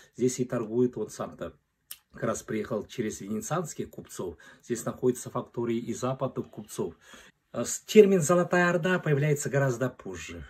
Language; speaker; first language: Russian; non-native, local second language; Kazakh